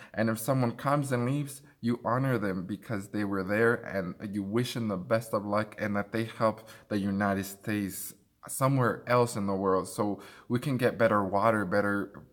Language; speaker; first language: English; early bilingual, other home language; Spanish